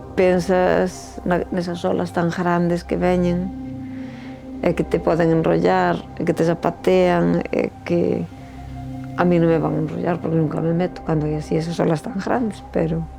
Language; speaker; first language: Galician; native; Galician